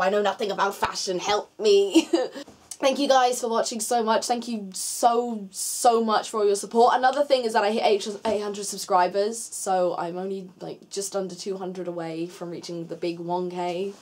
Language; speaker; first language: English; native; English